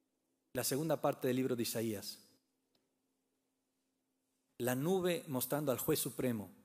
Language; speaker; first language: Spanish; native; Spanish